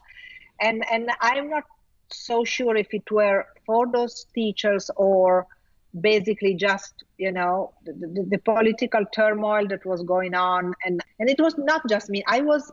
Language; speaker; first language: English; non-native, fluent; Italian